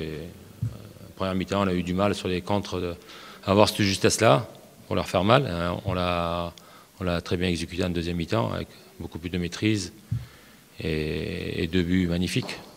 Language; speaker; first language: French; native; French